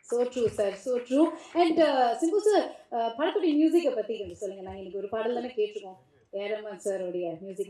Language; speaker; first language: Tamil; native; Tamil